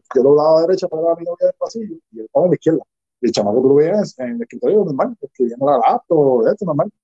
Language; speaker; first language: Spanish; native; Spanish